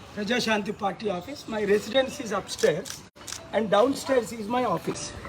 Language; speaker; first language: English; non-native, local second language; Telugu